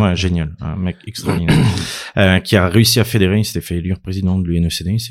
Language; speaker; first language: French; native; French